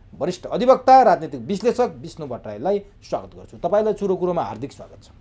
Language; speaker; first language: Nepali; native; Nepali